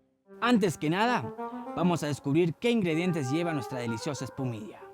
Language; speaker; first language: Spanish; native; Spanish